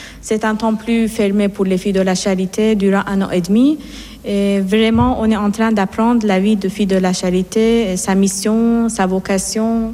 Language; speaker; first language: French; non-native, fluent; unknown